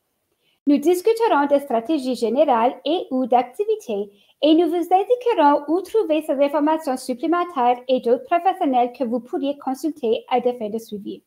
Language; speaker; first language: French; native; French